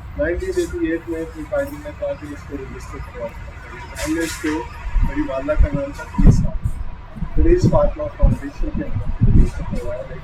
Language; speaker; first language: Urdu; native; Urdu